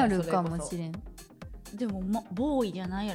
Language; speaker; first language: Japanese; native; Japanese